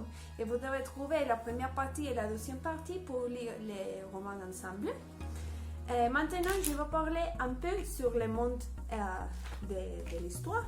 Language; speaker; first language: French; non-native, learner; Spanish